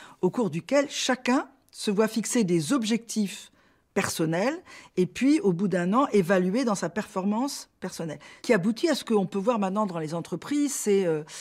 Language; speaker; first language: French; native; French